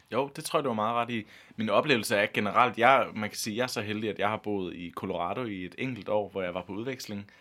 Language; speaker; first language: Danish; native; Danish